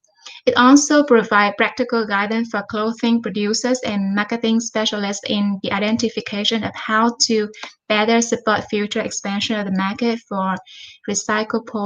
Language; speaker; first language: English; non-native, fluent; Vietnamese